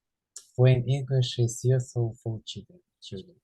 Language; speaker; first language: English; non-native, learner; Ukrainian